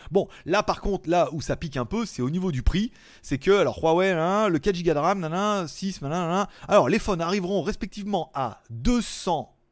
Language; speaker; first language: French; native; French